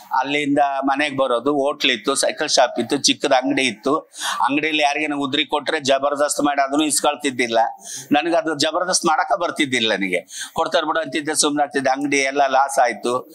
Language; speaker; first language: Kannada; native; Kannada